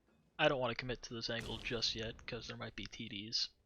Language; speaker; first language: English; native; English